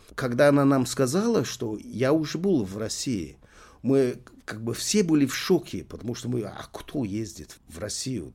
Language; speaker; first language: Russian; non-native, fluent; English